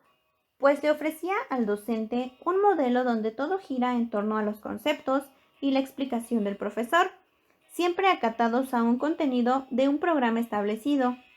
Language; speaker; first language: Spanish; native; Spanish